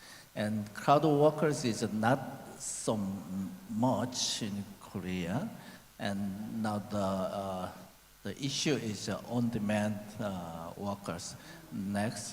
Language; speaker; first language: English; non-native, learner; Korean